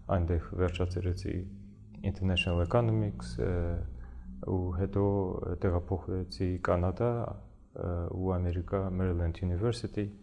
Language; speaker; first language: Armenian; early bilingual, heritage; Armenian